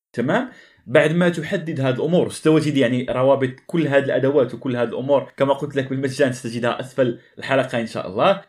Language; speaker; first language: Arabic; native; Arabic